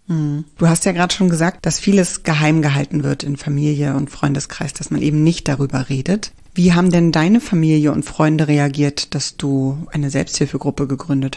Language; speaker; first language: German; native; German